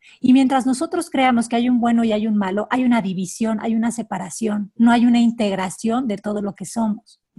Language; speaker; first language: Spanish; native; Spanish